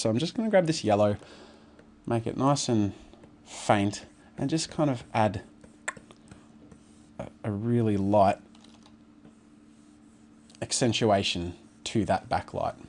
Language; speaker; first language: English; native; English